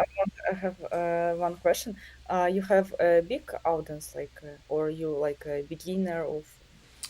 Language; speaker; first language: English; non-native, learner; Russian